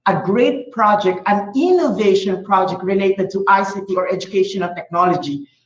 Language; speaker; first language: English; non-native, local second language; Filipino